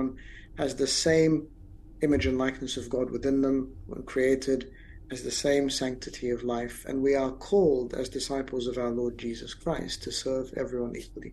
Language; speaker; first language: English; native; English